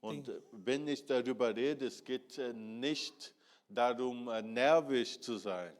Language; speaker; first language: German; non-native, fluent; Portuguese